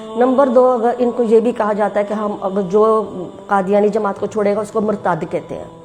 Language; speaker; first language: Urdu; native; Urdu